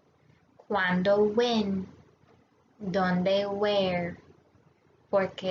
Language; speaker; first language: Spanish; non-native, fluent; English